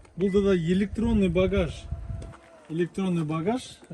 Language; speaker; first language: Russian; non-native, local second language; Kazakh